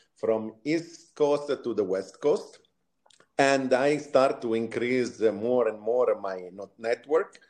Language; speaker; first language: English; non-native, fluent; Italian